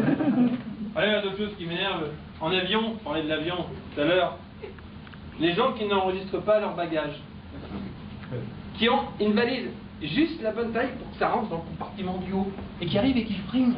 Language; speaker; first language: French; native; French